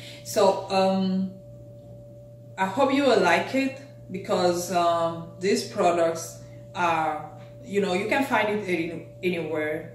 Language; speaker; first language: English; non-native, local second language; French